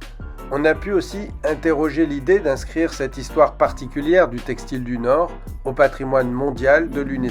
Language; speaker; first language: French; native; French